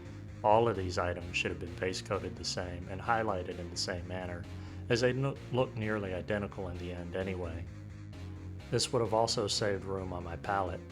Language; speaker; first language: English; native; English